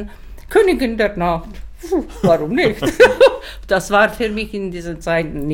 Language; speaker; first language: German; non-native, learner; Czech